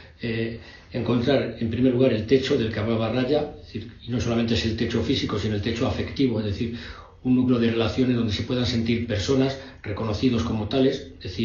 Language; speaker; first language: Spanish; native; Spanish